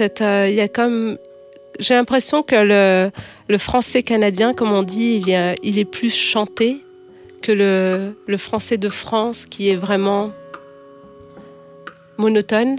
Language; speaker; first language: French; native; French